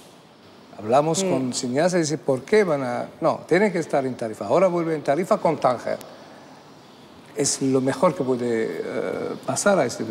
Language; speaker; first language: Spanish; non-native, fluent; Arabic